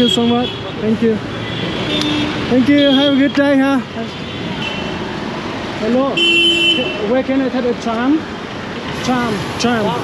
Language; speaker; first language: English; non-native, learner; Vietnamese